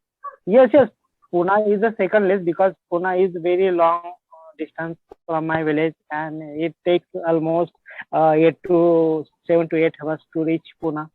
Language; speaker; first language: English; non-native, learner; Marathi